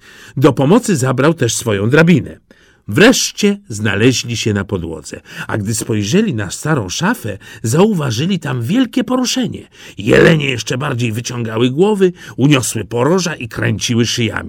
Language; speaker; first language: Polish; native; Polish